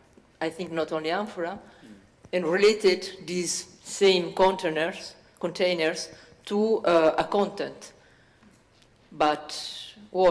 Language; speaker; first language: English; non-native, learner; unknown